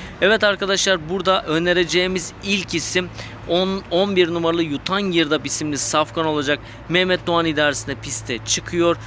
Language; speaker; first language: Turkish; native; Turkish